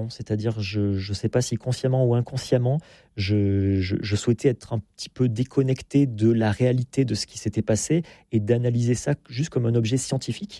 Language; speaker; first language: French; native; French